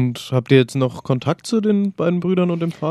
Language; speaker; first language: German; native; German